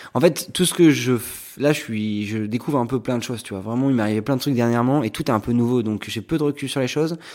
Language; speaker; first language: French; native; French